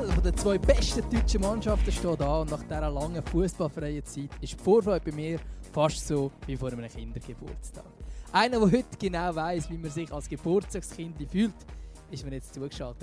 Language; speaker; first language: German; native; German